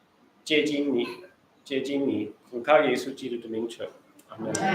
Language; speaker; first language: Chinese; early bilingual, heritage; Chinese